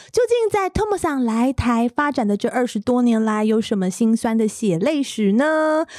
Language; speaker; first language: Chinese; native; Chinese